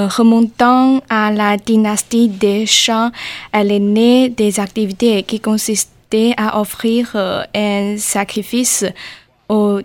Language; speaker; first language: French; non-native, learner; Chinese